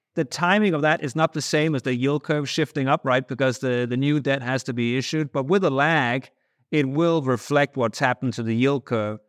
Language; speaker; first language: English; non-native, fluent; Danish